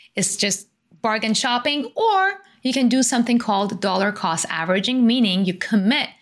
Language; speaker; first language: English; non-native, fluent; Persian